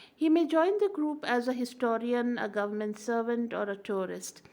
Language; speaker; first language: English; non-native, local second language; Hindi